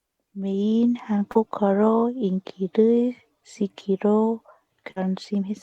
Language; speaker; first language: Korean; non-native, learner; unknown